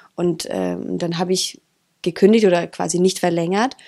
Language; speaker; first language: German; non-native, fluent; Danish